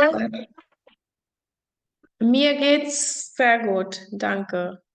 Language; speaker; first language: German; non-native, fluent; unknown